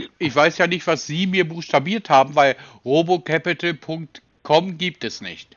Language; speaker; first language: German; native; German